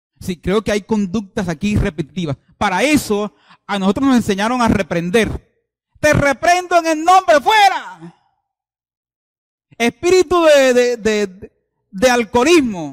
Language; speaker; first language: Spanish; native; Spanish